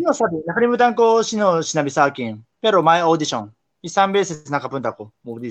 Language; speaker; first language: Filipino; non-native, learner; Japanese